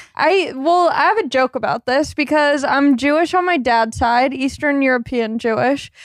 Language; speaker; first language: English; native; English